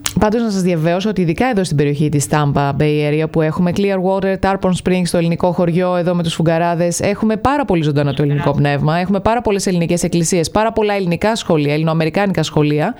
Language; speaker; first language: Greek; native; Greek